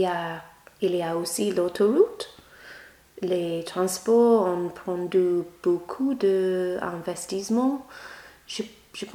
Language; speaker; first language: French; non-native, learner; English